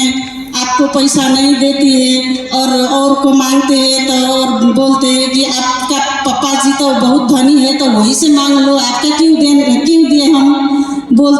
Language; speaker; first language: Hindi; non-native, learner; Nepali